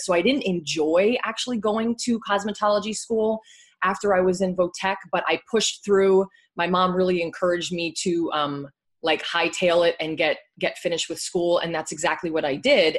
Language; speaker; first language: English; native; English